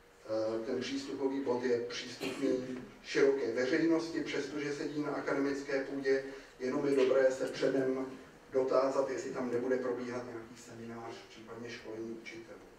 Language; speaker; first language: Czech; native; Czech